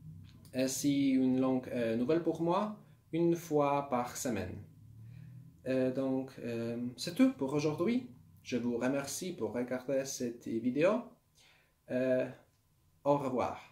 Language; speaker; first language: French; non-native, learner; Polish